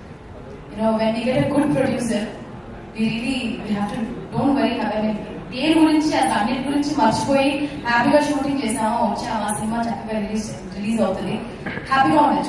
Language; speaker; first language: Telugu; non-native, fluent; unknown